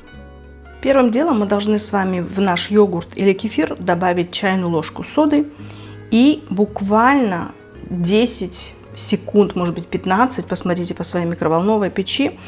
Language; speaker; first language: Russian; native; Russian